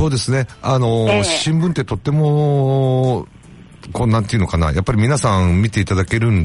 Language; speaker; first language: Japanese; native; Japanese